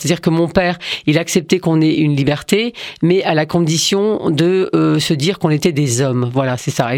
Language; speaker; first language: French; early bilingual, other home language; Arabic